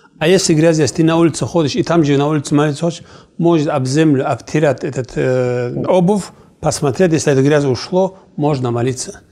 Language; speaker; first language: Russian; non-native, fluent; Kumyk